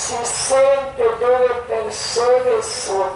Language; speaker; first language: Italian; non-native, learner; Croatian